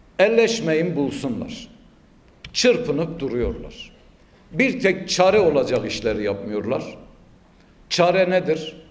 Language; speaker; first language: Turkish; native; Turkish